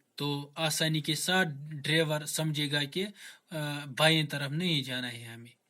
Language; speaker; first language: Urdu; non-native, local second language; Kashmiri